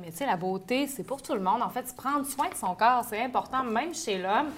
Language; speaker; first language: French; native; French